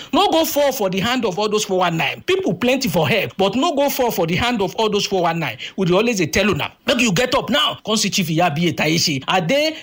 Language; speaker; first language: Nigerian Pidgin; native; Nigerian Pidgin